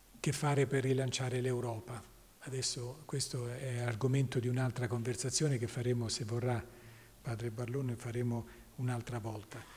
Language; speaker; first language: Italian; native; Italian